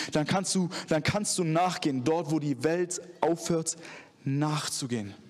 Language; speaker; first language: German; early bilingual, other home language; Arabic